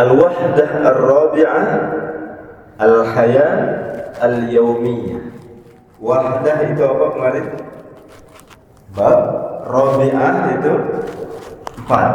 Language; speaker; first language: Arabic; non-native, fluent; Indonesian